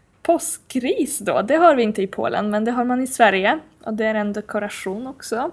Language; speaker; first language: Swedish; non-native, fluent; Polish